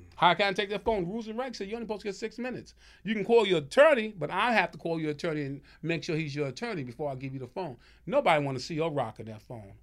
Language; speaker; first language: English; native; English